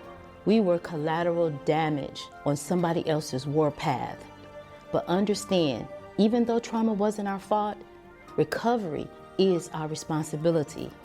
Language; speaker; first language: English; native; English